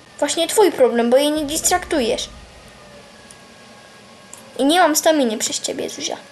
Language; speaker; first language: Polish; native; Polish